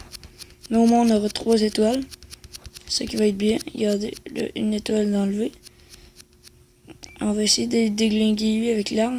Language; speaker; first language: French; native; French